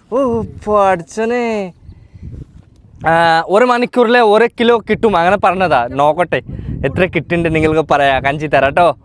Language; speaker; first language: Malayalam; non-native, learner; Bangla